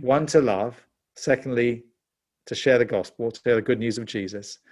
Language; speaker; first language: English; native; English